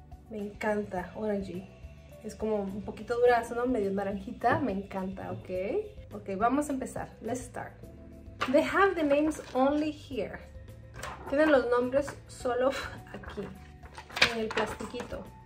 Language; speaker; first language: Spanish; native; Spanish